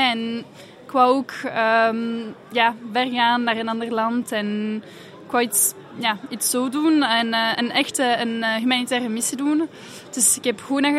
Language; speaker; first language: Dutch; non-native, fluent; French